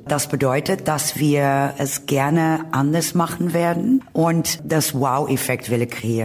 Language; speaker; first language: German; non-native, learner; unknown